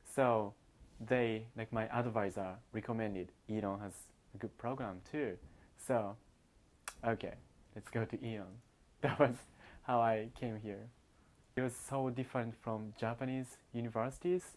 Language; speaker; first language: English; non-native, learner; Japanese